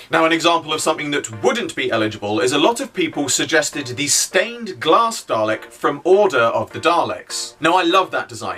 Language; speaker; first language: English; native; English